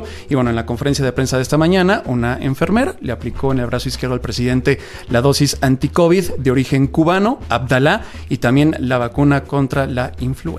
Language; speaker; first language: Spanish; native; Spanish